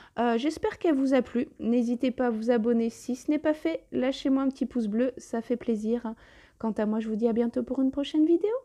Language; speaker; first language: French; native; French